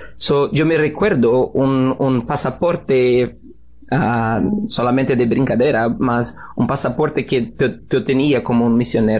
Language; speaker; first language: Spanish; non-native, learner; Portuguese